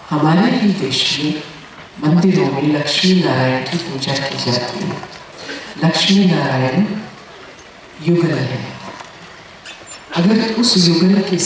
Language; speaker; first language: Hindi; native; Hindi